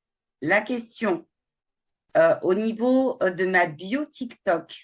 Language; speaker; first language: French; native; French